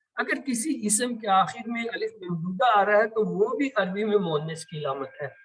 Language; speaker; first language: Urdu; native; Urdu